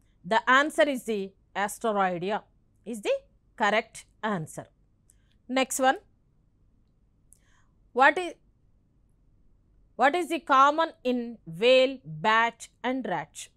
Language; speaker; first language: English; non-native, local second language; Telugu